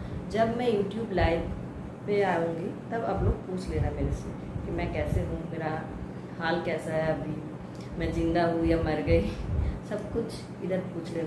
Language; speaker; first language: Hindi; non-native, local second language; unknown